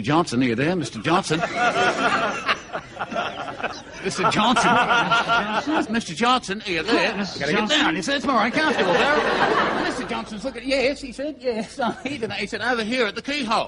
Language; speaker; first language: English; native; English